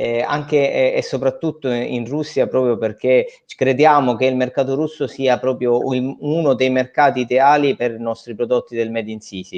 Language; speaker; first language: Italian; native; Italian